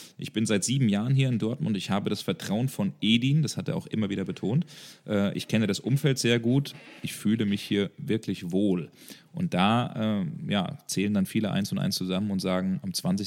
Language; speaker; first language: German; native; German